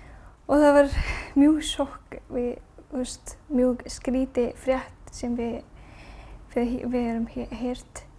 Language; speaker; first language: Icelandic; non-native, learner; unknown